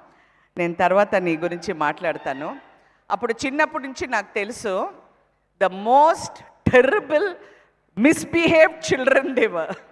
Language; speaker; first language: Telugu; non-native, fluent; Tamil